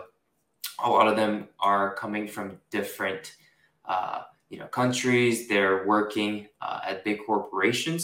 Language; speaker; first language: English; early bilingual, other home language; Japanese